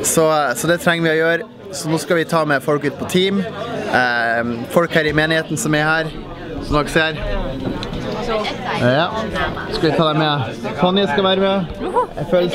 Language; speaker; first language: Norwegian; native; Norwegian